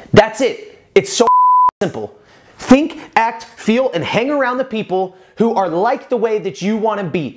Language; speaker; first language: English; native; English